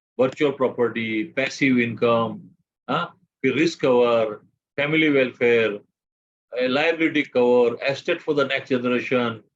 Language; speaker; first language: Hindi; non-native, local second language; Gujarati